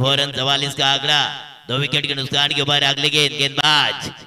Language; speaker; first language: Hindi; non-native, local second language; Marathi